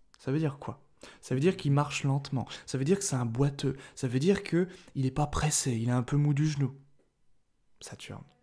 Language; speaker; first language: French; native; French